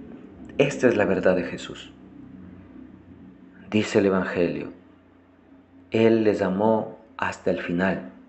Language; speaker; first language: Spanish; non-native, fluent; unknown